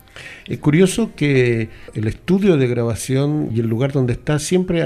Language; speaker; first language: Spanish; native; Spanish